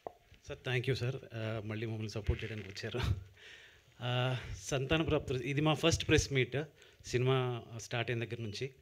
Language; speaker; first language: Telugu; native; Telugu